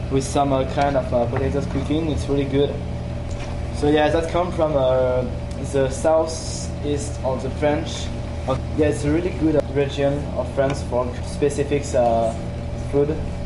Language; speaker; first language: English; non-native, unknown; French